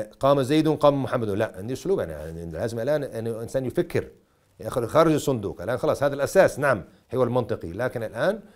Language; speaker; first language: Arabic; non-native, fluent; English